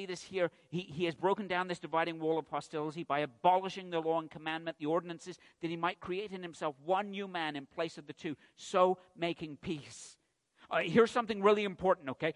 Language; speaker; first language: English; native; English